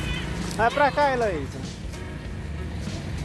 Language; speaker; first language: Portuguese; native; Portuguese